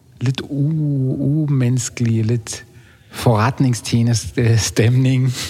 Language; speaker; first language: Danish; non-native, fluent; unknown